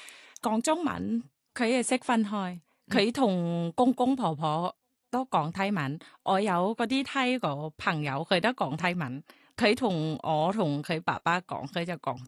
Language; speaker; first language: Cantonese; non-native, fluent; Thai